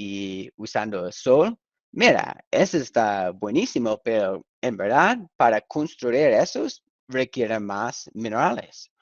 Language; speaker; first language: Spanish; non-native, fluent; English